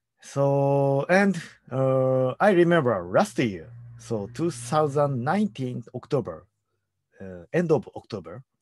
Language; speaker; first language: English; non-native, learner; Japanese